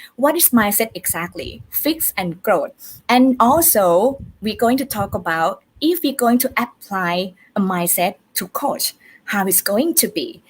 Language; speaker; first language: English; non-native, fluent; Thai